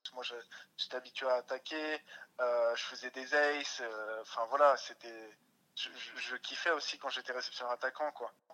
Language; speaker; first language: French; early bilingual, other home language; Russian